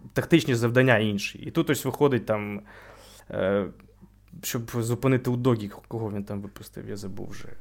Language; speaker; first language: Ukrainian; native; Ukrainian